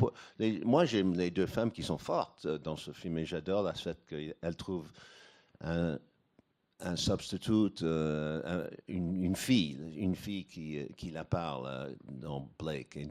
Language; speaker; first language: French; non-native, fluent; English